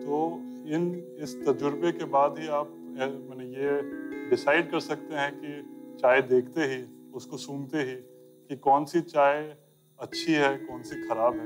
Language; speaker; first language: Hindi; native; Hindi